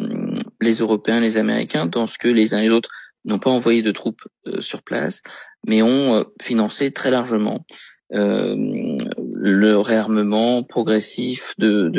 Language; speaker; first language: French; native; French